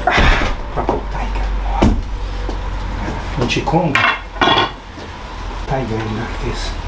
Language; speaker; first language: English; non-native, learner; Italian